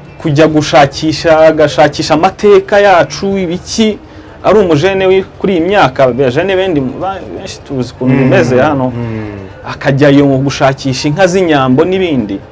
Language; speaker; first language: Kinyarwanda; native; Kinyarwanda